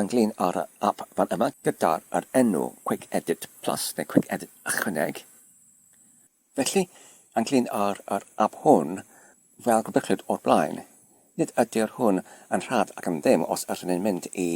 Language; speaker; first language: Welsh; non-native, learner; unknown